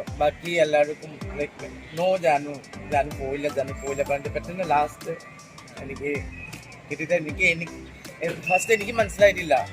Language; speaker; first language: Malayalam; non-native, fluent; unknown